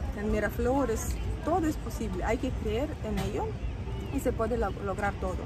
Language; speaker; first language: Spanish; native; Spanish